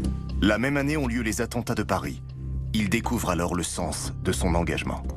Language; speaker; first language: French; native; French